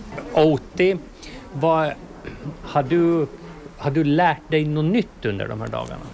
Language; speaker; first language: Swedish; native; Swedish